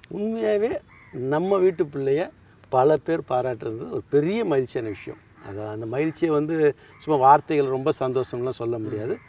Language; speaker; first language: Tamil; native; Tamil